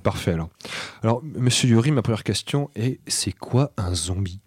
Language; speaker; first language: French; native; French